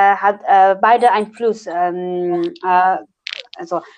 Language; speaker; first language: German; non-native, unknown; Nepali